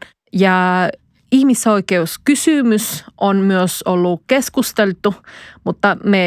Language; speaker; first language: Finnish; non-native, fluent; Spanish